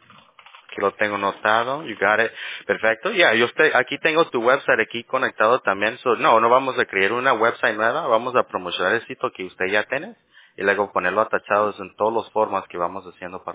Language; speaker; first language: Spanish; early bilingual, heritage; Spanish